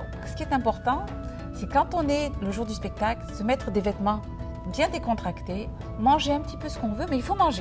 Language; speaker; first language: French; native; French